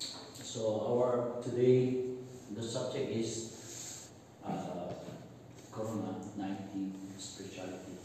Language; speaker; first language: English; non-native, learner; Korean